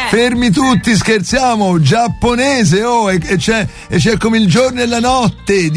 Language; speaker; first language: Italian; native; Italian